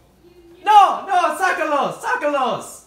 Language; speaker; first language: Spanish; non-native, learner; English